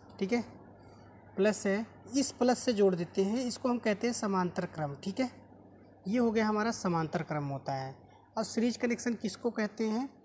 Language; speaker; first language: Hindi; native; Hindi